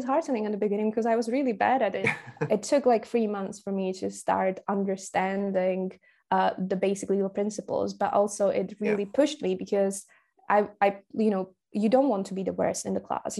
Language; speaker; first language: English; non-native, fluent; Slovak